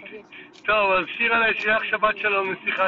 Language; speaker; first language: Hebrew; native; Hebrew